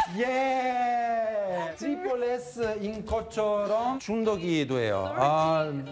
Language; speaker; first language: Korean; non-native, fluent; Italian